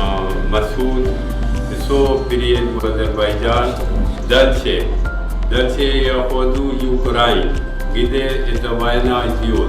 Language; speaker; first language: Russian; non-native, learner; Urdu